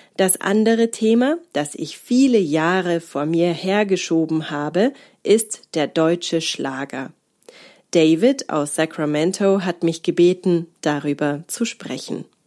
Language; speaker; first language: German; native; German